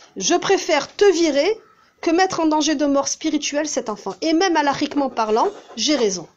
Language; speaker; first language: French; early bilingual, heritage; Hebrew